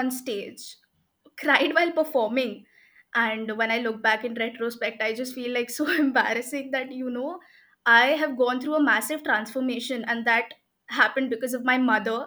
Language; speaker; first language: English; non-native, local second language; Hindi